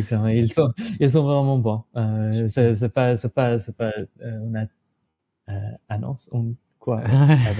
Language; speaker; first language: French; non-native, fluent; English